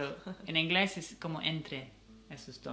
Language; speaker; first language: Spanish; non-native, fluent; English